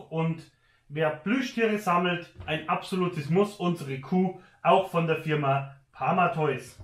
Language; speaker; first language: German; native; German